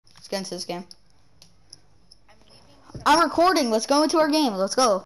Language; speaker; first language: English; native; English